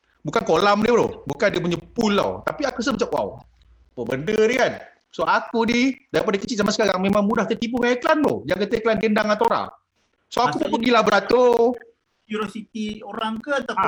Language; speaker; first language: Malay; native; Malay